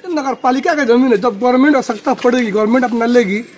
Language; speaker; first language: Hindi; native; Hindi